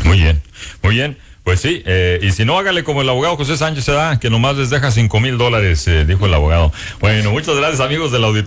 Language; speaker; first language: Spanish; native; Spanish